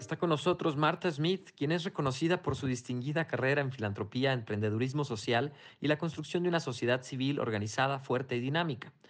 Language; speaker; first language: Spanish; native; Spanish